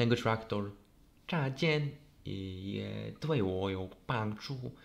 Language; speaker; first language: Chinese; non-native, learner; Polish